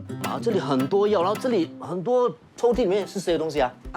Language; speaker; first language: Chinese; native; Chinese